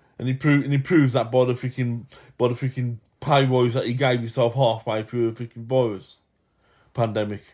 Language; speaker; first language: English; native; English